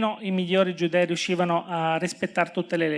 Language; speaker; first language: Italian; native; Italian